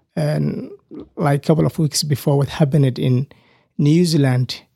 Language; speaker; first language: English; non-native, fluent; Somali